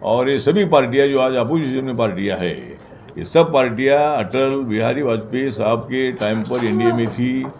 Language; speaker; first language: Hindi; non-native, local second language; Marathi